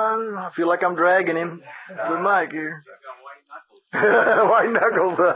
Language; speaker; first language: English; native; English